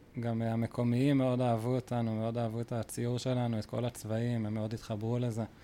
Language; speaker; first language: Hebrew; native; Hebrew